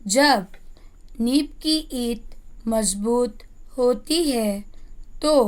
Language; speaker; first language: Hindi; non-native, local second language; Assamese